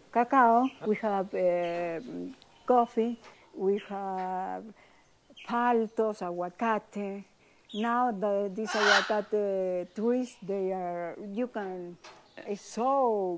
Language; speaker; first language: English; non-native, learner; Spanish